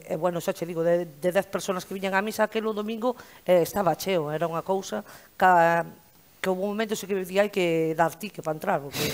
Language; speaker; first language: Galician; native; Galician